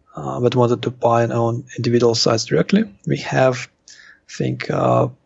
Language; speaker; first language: English; non-native, fluent; Russian